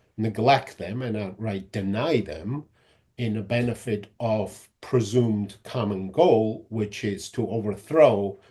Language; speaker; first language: English; non-native, fluent; Georgian